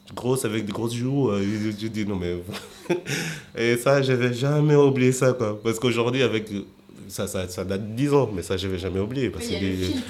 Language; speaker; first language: French; non-native, fluent; Portuguese